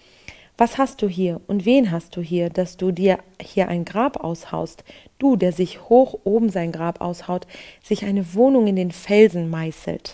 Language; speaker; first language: German; native; German